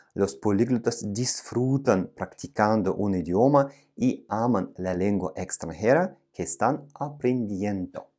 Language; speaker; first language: Spanish; non-native, fluent; Russian